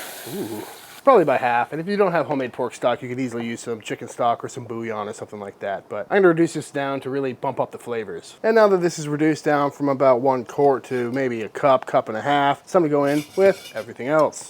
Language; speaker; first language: English; native; English